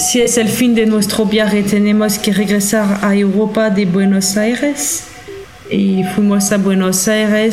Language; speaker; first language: Spanish; non-native, fluent; French